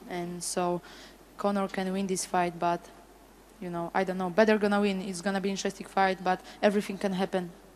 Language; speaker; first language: English; non-native, fluent; Polish